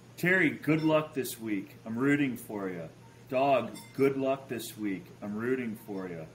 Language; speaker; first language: English; native; English